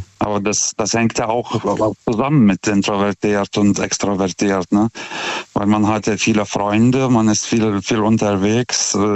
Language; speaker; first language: German; non-native, fluent; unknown